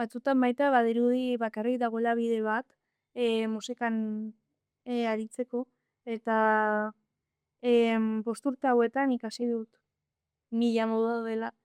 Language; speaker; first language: Basque; non-native, local second language; Spanish